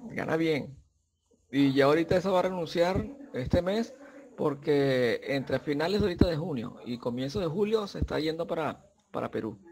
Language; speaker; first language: Spanish; native; Spanish